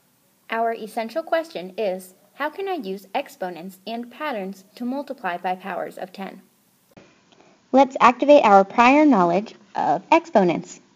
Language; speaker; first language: English; native; English